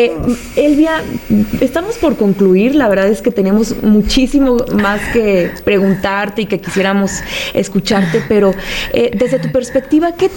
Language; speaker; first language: Spanish; native; Spanish